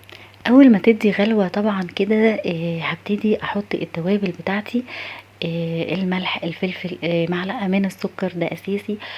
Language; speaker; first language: Arabic; native; Arabic